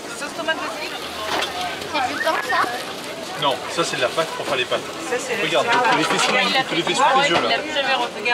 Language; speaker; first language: French; non-native, learner; Italian